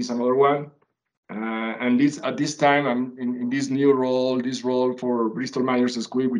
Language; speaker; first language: English; non-native, fluent; Spanish